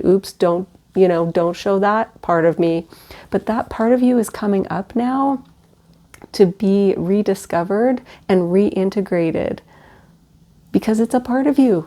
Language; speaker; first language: English; native; English